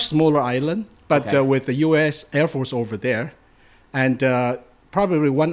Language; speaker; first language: English; non-native, fluent; Chinese